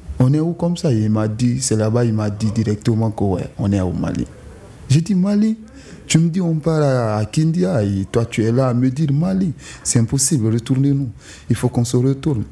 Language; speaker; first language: French; non-native, local second language; Susu